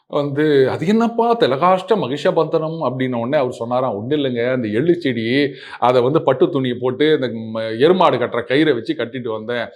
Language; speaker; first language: Tamil; native; Tamil